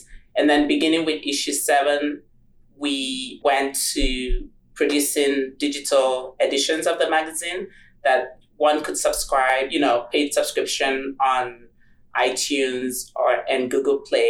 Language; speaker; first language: English; non-native, local second language; Igbo